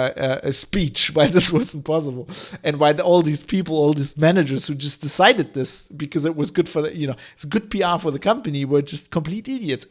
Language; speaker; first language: English; non-native, fluent; German